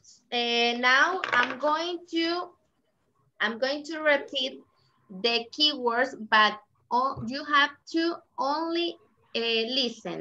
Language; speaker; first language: English; non-native, learner; Spanish